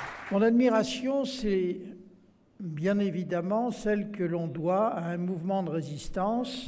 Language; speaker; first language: French; native; French